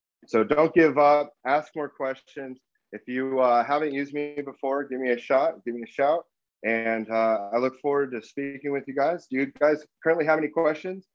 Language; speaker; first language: English; native; English